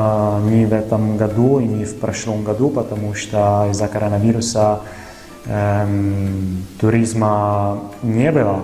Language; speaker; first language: Russian; non-native, fluent; Italian